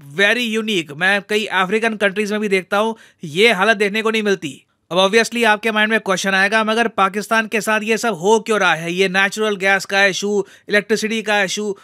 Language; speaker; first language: Hindi; native; Hindi